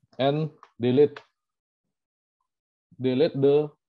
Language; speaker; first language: English; non-native, learner; Indonesian